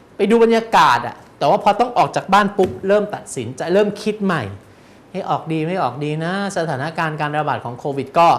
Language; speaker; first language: Thai; native; Thai